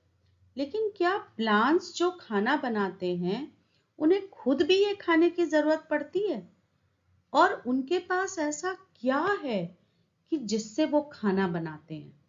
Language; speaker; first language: Hindi; native; Hindi